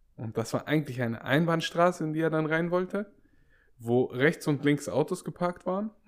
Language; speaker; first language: German; native; German